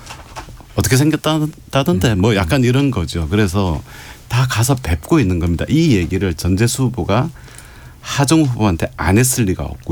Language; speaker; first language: Korean; native; Korean